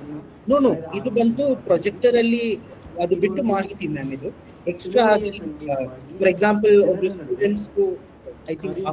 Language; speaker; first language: Kannada; non-native, local second language; Malayalam